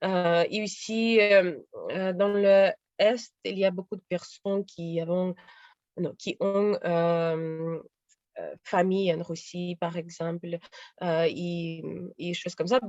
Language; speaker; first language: French; non-native, learner; Russian